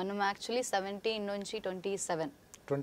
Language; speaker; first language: Telugu; non-native, learner; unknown